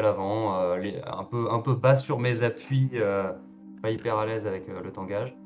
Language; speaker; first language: French; native; French